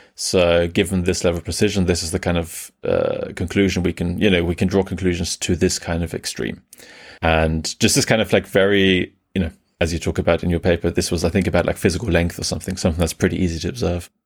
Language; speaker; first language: English; early bilingual, other home language; German